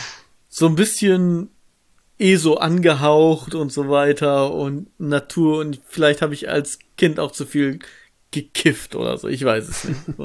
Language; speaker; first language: German; native; German